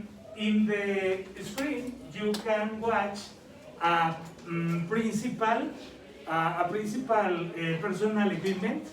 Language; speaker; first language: English; non-native, learner; Spanish